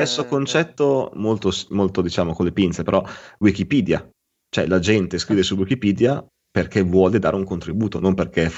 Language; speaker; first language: Italian; native; Italian